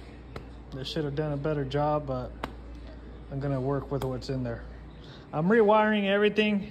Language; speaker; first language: English; native; English